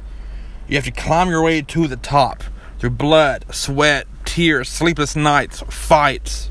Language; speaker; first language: English; native; English